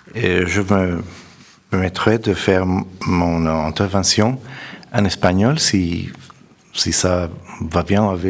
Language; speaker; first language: French; non-native, learner; Spanish